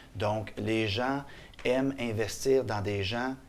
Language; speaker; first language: French; native; French